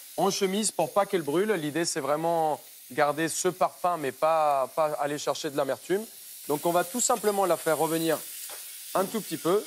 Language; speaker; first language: French; non-native, fluent; Spanish